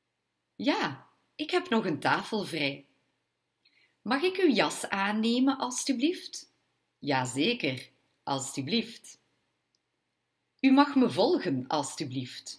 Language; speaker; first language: Dutch; non-native, local second language; French